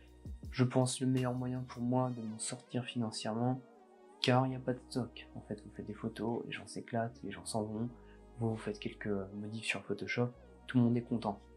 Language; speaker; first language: French; native; French